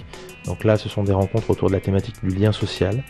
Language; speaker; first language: French; native; French